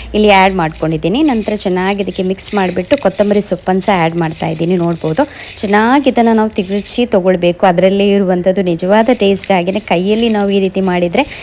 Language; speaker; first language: Kannada; non-native, local second language; Konkani